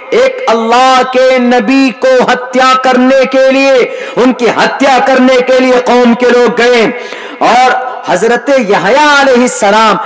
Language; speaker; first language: Urdu; native; Urdu